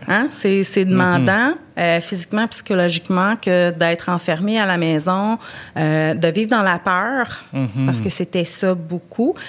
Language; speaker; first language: French; native; French